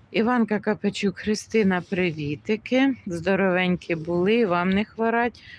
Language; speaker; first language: Ukrainian; native; Ukrainian